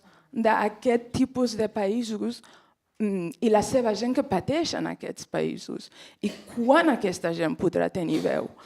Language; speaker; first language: Catalan; non-native, fluent; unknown